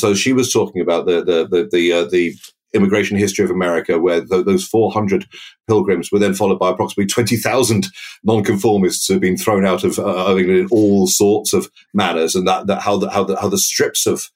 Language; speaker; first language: English; native; English